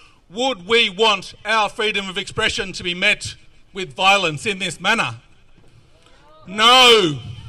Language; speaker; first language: English; native; English